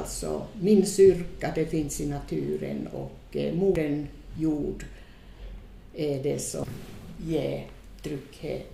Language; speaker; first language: Swedish; non-native, fluent; Finnish